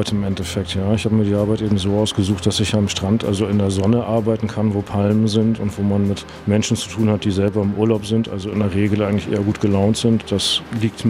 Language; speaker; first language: German; native; German